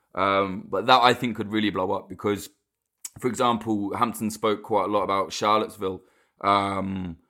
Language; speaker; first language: English; native; English